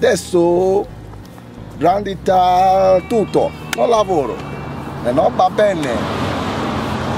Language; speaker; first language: Italian; non-native, learner; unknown